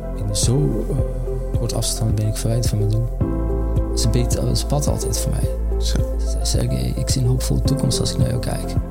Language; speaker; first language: Dutch; early bilingual, other home language; Armenian